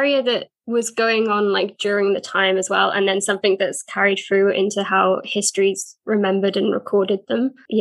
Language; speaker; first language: English; native; English